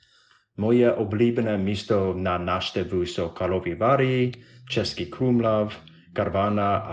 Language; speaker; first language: Czech; non-native, learner; English